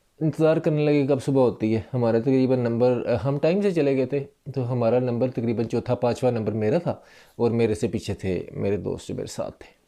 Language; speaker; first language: Urdu; non-native, local second language; Punjabi